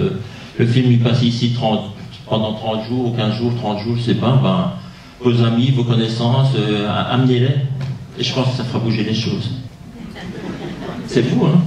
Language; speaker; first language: French; native; French